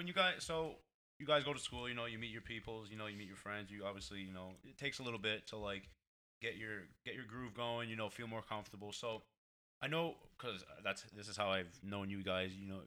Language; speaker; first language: English; early bilingual, other home language; Portuguese